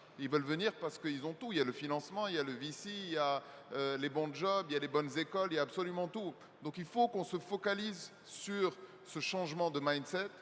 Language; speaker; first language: French; non-native, local second language; Arabic